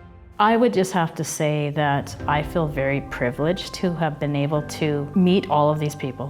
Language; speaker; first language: English; native; English